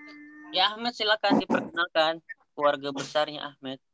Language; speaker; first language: Indonesian; native; Indonesian